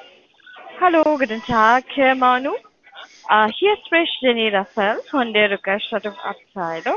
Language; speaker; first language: German; non-native, learner; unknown